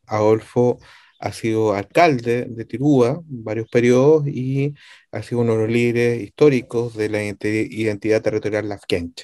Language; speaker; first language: Spanish; native; Spanish